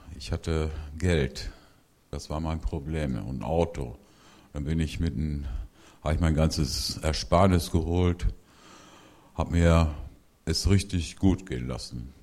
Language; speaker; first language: German; early bilingual, other home language; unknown